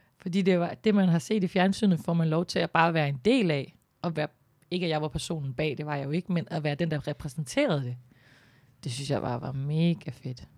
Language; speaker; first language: Danish; native; Danish